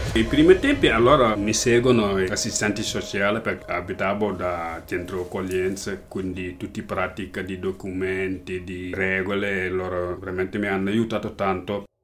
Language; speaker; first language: Italian; non-native, learner; Wolof